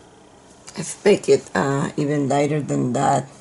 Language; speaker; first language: English; non-native, fluent; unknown